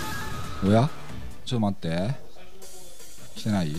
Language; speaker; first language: Japanese; native; Japanese